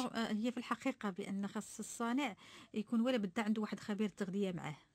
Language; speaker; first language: Arabic; native; Arabic